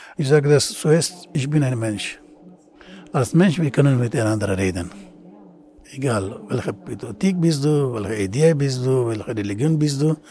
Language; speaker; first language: German; non-native, learner; Persian